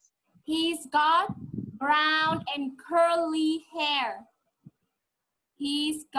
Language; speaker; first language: English; non-native, fluent; Vietnamese